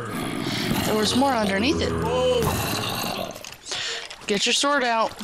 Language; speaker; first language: English; native; English